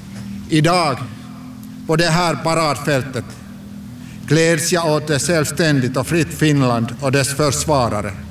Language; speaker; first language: Swedish; non-native, local second language; Finnish